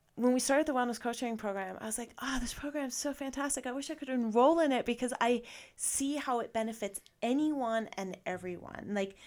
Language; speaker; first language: English; native; English